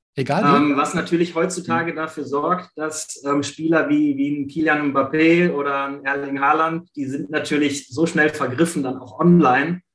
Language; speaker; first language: German; native; German